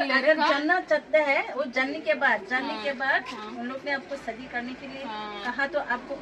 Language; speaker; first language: Hindi; non-native, local second language; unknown